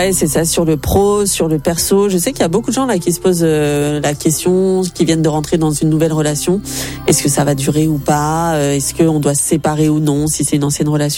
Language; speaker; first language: French; native; French